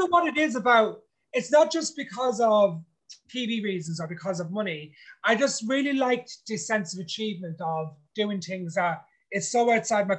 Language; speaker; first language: English; native; English